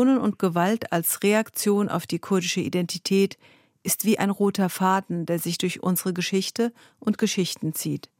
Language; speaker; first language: German; early bilingual, other home language; Zaza